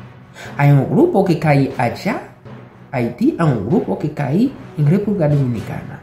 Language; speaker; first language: Spanish; non-native, local second language; Haitian Creole